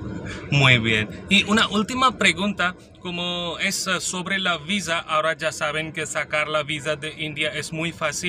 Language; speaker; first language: Spanish; non-native, learner; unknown